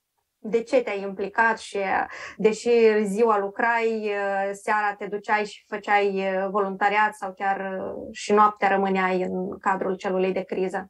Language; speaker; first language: Romanian; native; Romanian